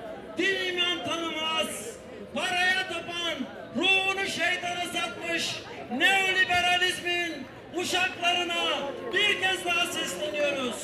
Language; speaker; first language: Turkish; native; Turkish